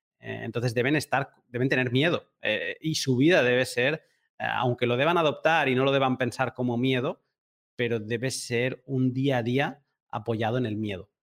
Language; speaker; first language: Spanish; native; Spanish